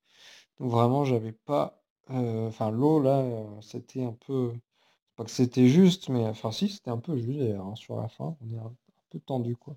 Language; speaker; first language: French; native; French